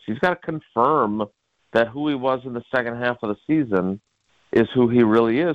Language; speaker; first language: English; native; English